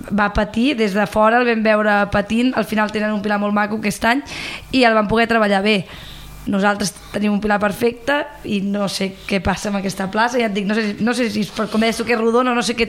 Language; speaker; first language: Catalan; native; Catalan